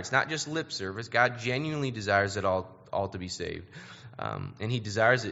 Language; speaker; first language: English; native; English